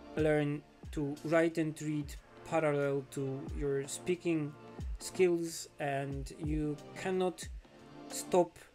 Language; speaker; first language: English; non-native, fluent; Polish